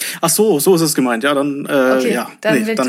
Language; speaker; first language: German; native; German